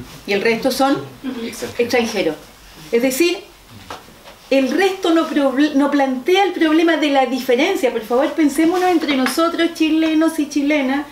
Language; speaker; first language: Spanish; native; Spanish